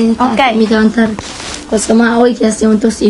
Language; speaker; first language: Finnish; non-native, learner; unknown